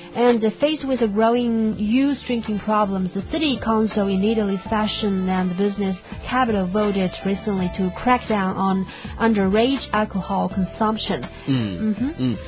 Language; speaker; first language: English; non-native, fluent; Chinese